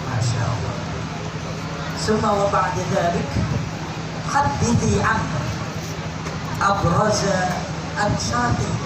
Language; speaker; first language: Arabic; non-native, fluent; Indonesian